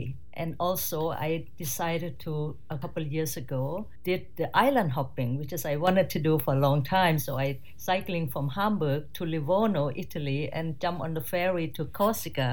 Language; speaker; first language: English; non-native, fluent; Thai